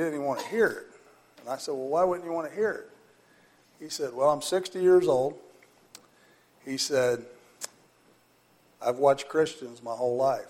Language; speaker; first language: English; native; English